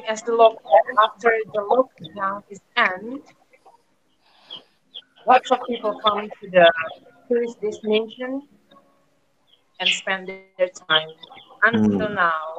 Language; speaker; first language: English; non-native, learner; Indonesian